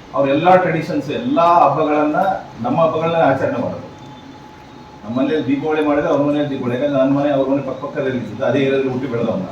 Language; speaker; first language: Kannada; native; Kannada